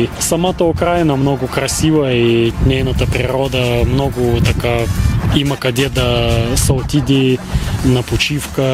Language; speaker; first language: Bulgarian; early bilingual, heritage; Bulgarian